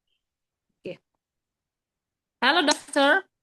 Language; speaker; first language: English; non-native, learner; Indonesian